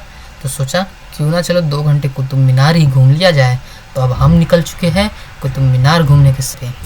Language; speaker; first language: Hindi; native; Hindi